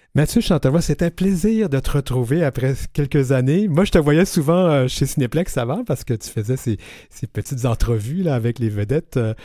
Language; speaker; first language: French; native; French